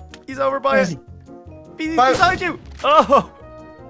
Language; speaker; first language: English; native; English